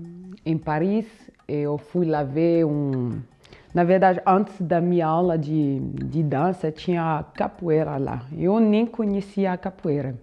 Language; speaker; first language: Portuguese; non-native, fluent; French